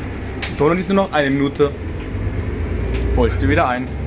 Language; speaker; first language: German; native; German